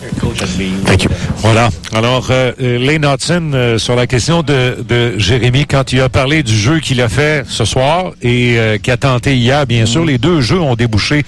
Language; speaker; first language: French; native; French